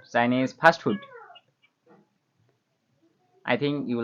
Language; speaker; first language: English; non-native, learner; Bangla